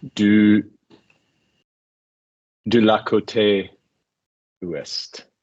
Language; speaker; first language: French; non-native, learner; English